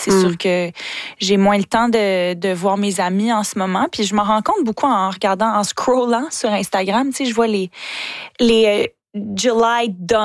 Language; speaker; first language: French; native; French